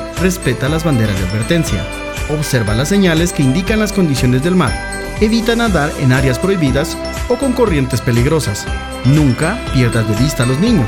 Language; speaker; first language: Spanish; native; Spanish